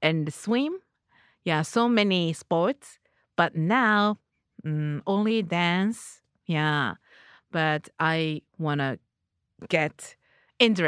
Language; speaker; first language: English; non-native, learner; Japanese